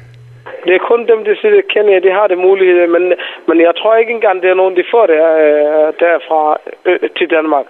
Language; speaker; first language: Danish; non-native, fluent; Somali